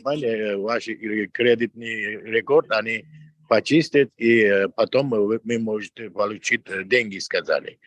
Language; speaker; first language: Russian; non-native, local second language; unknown